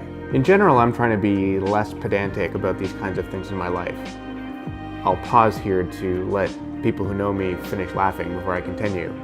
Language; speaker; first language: English; native; English